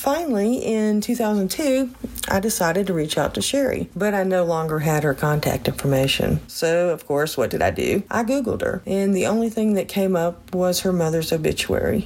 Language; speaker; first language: English; native; English